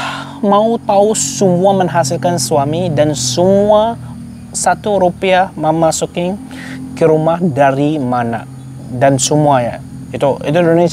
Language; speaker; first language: Indonesian; non-native, fluent; Arabic